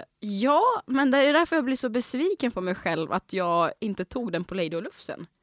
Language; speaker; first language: Swedish; early bilingual, other home language; Russian